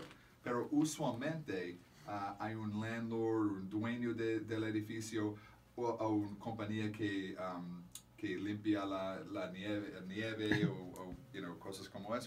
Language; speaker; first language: Spanish; non-native, fluent; English